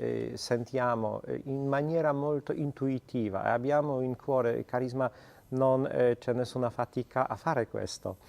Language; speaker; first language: Italian; non-native, fluent; Polish